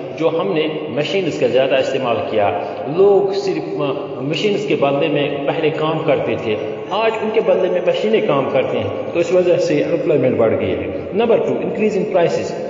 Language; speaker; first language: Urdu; non-native, local second language; Kashmiri